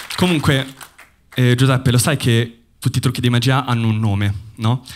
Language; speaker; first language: Italian; native; Italian